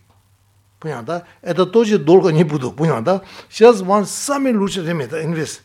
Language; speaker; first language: Russian; non-native, fluent; Tibetan